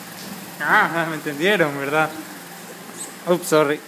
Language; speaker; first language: Spanish; native; Spanish